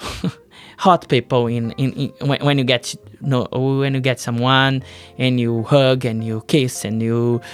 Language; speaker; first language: English; non-native, learner; Portuguese